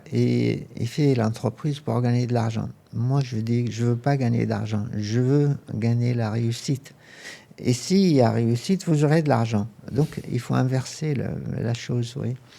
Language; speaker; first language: French; non-native, fluent; Arabic